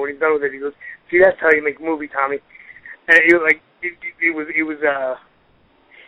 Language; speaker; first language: English; native; English